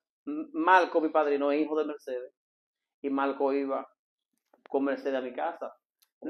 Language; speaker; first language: Spanish; native; Spanish